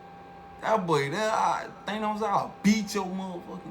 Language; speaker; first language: English; native; English